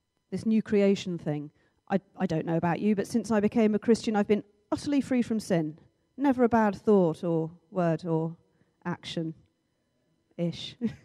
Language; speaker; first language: English; native; English